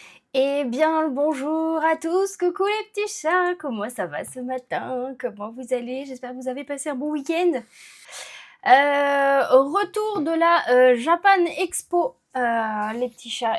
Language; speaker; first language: French; native; French